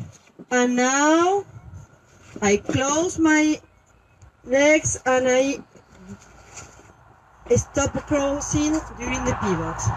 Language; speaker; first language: English; non-native, learner; French